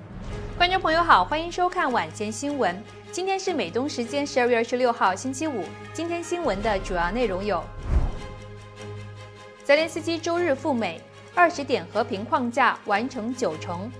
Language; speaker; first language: Chinese; native; Chinese